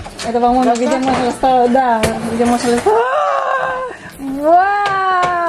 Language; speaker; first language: Russian; non-native, learner; Spanish